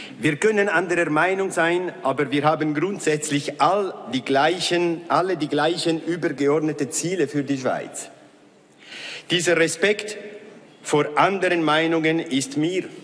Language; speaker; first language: German; non-native, local second language; Italian